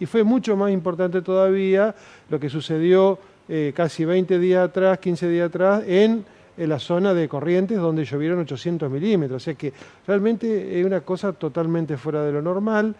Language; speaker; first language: Spanish; native; Spanish